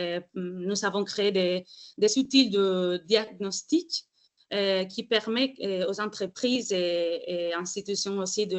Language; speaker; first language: French; non-native, fluent; Spanish